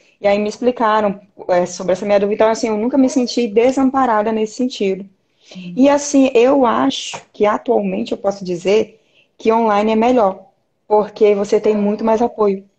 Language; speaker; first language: Portuguese; native; Portuguese